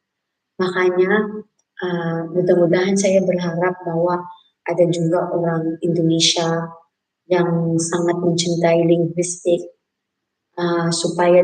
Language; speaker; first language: Indonesian; non-native, fluent; Filipino